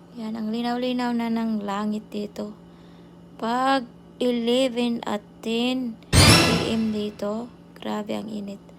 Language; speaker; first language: Filipino; non-native, local second language; Cebuano